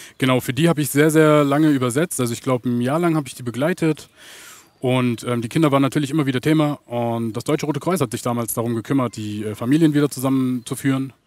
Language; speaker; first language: German; early bilingual, other home language; Arabic